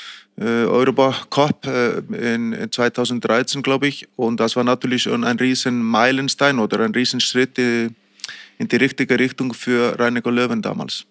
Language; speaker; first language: German; non-native, fluent; Icelandic